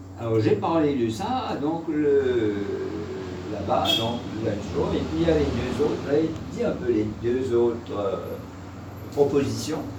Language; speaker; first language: French; non-native, local second language; Morisyen